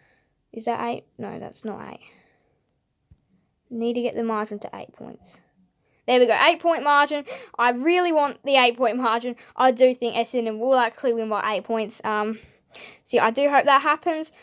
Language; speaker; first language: English; native; English